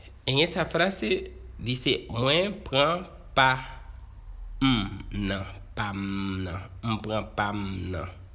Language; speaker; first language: Spanish; non-native, fluent; Haitian Creole